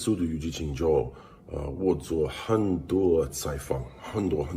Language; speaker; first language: Chinese; non-native, learner; English